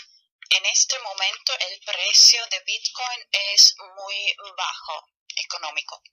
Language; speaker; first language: Spanish; non-native, fluent; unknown